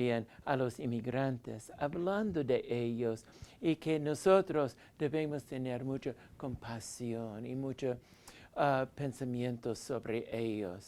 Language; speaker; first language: Spanish; non-native, fluent; English